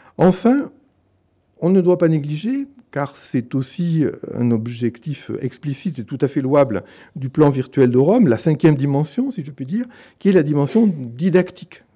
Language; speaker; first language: French; native; French